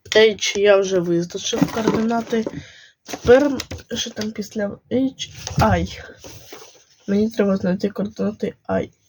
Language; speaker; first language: Ukrainian; non-native, local second language; Russian